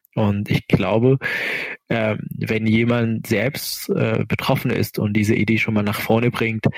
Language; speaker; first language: German; non-native, fluent; Arabic